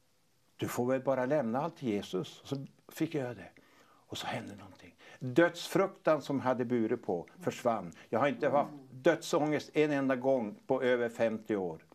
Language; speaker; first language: Swedish; native; Swedish